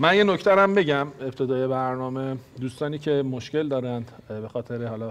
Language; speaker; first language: Persian; native; Persian